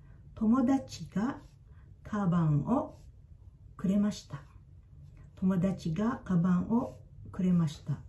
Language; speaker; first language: Japanese; non-native, fluent; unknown